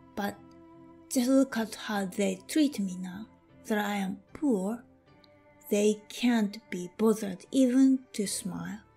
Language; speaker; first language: English; non-native, fluent; Japanese